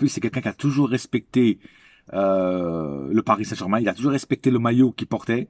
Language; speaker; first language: French; native; French